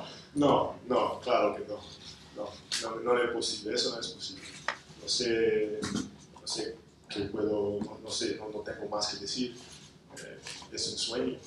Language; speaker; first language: Spanish; non-native, learner; English